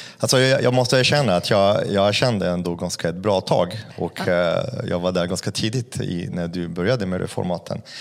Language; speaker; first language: Swedish; non-native, fluent; French